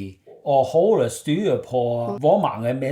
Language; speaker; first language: Danish; non-native, learner; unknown